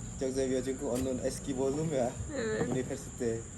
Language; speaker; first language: Turkish; non-native, learner; Indonesian